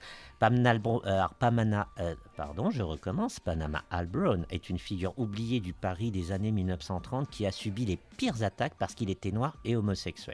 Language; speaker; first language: French; native; French